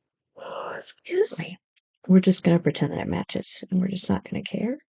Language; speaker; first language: English; native; English